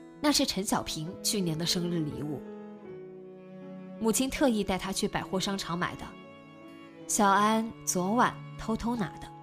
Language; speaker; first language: Chinese; native; Chinese